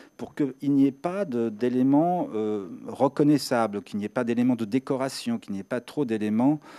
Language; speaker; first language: French; non-native, fluent; Serbian